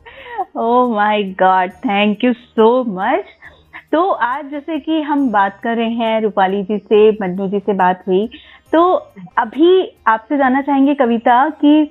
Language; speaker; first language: Hindi; native; Hindi